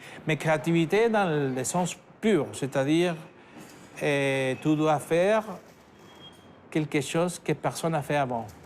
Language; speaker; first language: French; non-native, fluent; Spanish